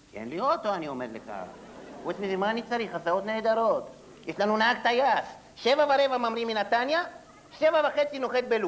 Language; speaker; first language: Hebrew; native; Hebrew